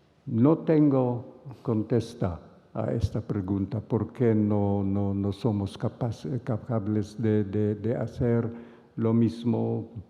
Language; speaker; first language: Spanish; non-native, fluent; Hebrew